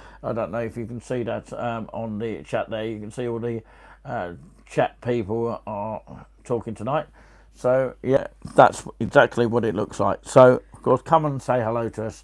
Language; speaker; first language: English; native; English